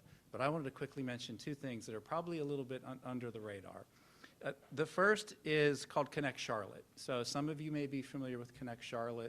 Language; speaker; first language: English; native; English